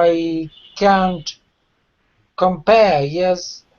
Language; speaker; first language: English; non-native, learner; Russian